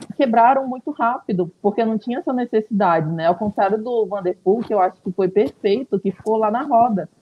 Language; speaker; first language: Portuguese; native; Portuguese